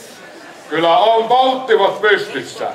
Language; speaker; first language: Finnish; native; Finnish